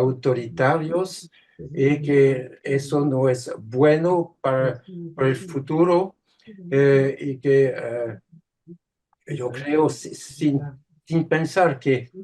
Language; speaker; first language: Spanish; non-native, fluent; French